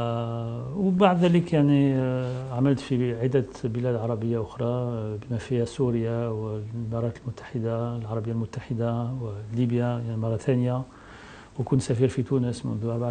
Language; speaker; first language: Arabic; non-native, fluent; French